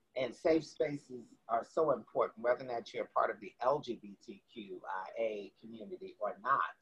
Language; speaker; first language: English; native; English